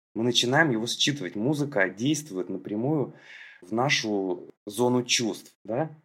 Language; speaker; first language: Russian; native; Russian